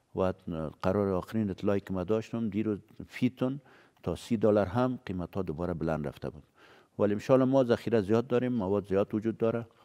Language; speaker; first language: Persian; native; Persian